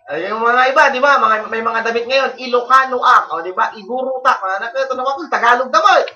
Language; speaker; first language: Filipino; non-native, local second language; Iloko